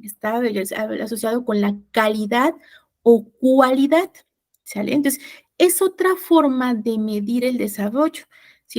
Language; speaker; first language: Spanish; native; Spanish